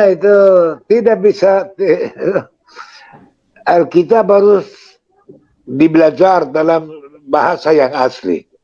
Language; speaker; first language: Indonesian; non-native, fluent; Hebrew